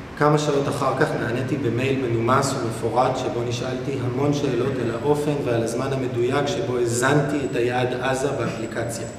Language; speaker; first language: Hebrew; native; Hebrew